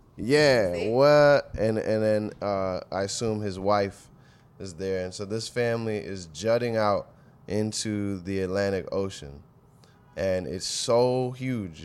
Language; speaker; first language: English; native; English